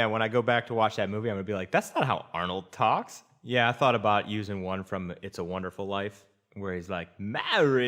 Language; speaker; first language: English; native; English